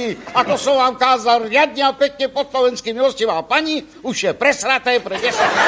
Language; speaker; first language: Czech; native; Czech